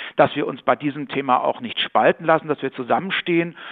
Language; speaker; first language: German; native; German